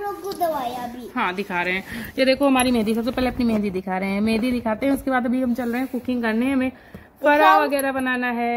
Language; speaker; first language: Hindi; native; Hindi